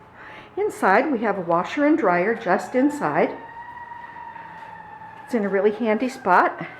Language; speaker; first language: English; native; English